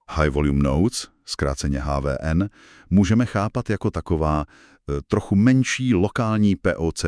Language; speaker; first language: Czech; native; Czech